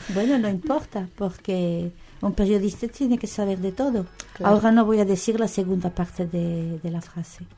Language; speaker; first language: Spanish; non-native, fluent; French